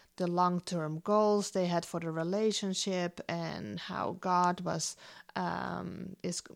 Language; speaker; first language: English; non-native, fluent; Dutch